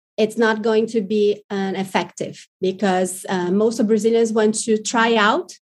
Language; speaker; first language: English; non-native, fluent; Portuguese